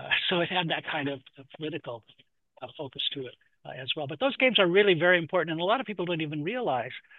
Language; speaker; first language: English; native; English